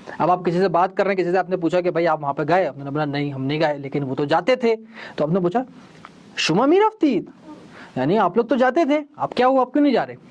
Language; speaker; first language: Urdu; native; Urdu